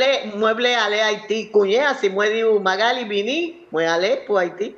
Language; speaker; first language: Haitian Creole; non-native, learner; Spanish